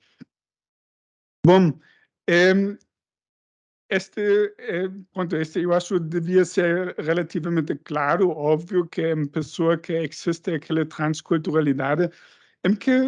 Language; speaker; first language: Portuguese; non-native, fluent; German